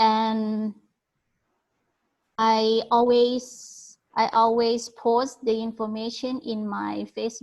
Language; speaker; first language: English; non-native, learner; Thai